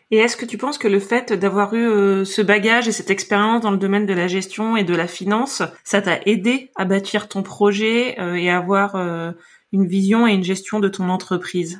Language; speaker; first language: French; native; French